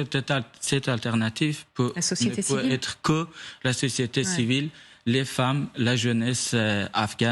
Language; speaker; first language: French; non-native, fluent; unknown